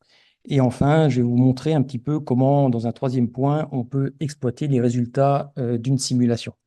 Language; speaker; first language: French; native; French